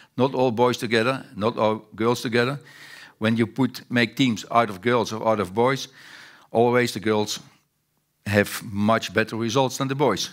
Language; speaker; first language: English; non-native, fluent; Dutch